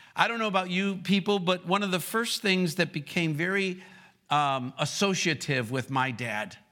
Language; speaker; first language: English; native; English